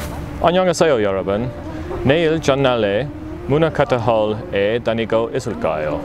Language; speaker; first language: Korean; non-native, learner; English